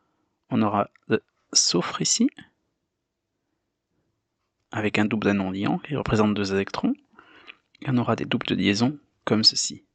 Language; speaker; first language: French; native; French